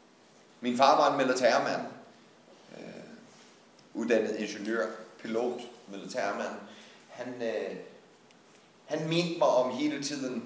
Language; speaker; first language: Danish; non-native, fluent; English